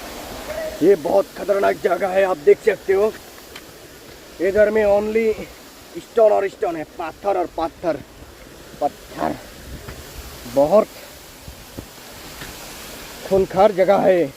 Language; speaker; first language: Hindi; non-native, local second language; Bangla